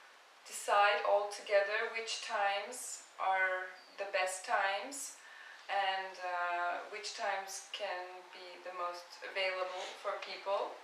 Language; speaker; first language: English; non-native, fluent; Turkish